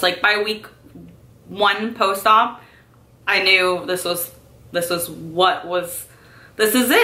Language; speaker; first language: English; native; English